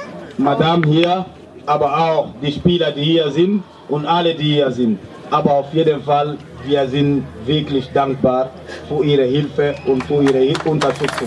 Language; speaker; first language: German; non-native, fluent; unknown